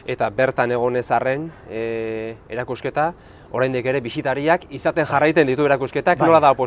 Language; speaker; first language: Basque; native; Basque